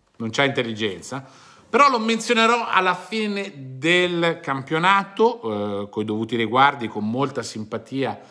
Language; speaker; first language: Italian; native; Italian